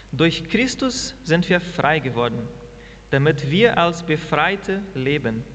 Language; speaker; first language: German; non-native, fluent; Portuguese